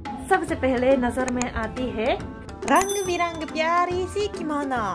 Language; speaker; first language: Hindi; non-native, fluent; Japanese